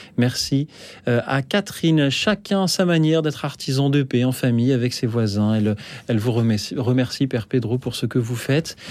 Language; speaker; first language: French; native; French